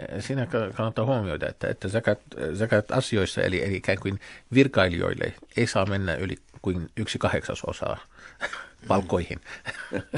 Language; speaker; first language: Finnish; non-native, fluent; Arabic